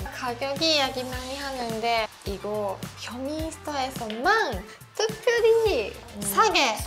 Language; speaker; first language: Korean; non-native, learner; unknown